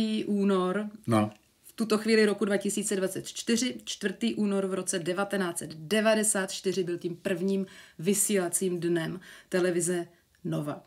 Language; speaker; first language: Czech; native; Czech